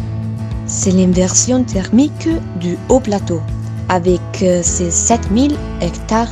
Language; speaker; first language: French; non-native, learner; Italian